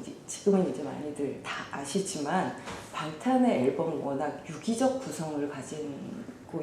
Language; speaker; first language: Korean; native; Korean